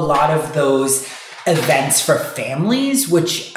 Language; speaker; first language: English; native; English